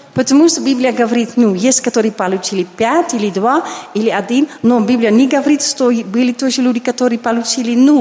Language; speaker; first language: Russian; non-native, learner; Dutch